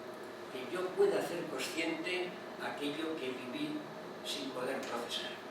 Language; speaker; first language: Spanish; native; Spanish